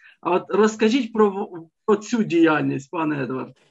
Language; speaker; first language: Ukrainian; native; Ukrainian